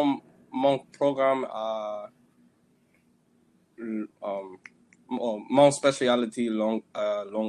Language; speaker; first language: French; non-native, learner; English